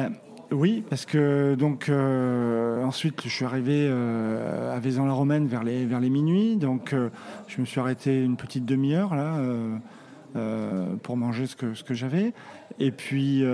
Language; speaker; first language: French; native; French